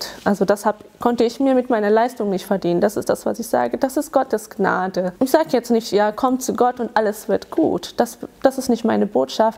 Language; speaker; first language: German; early bilingual, other home language; Tamil